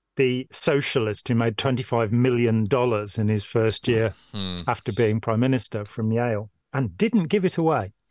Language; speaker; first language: English; native; English